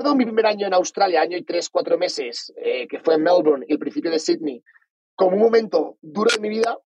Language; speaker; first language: Spanish; native; Spanish